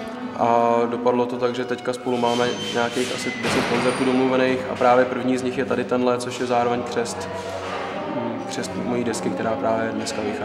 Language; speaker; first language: Czech; native; Czech